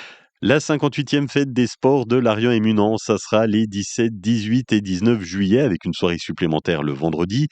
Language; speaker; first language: French; native; French